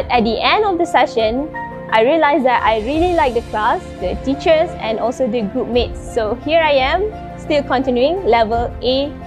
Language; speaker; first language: English; non-native, local second language; Malay